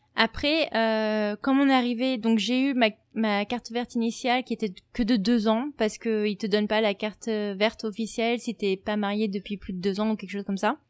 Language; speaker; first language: French; native; French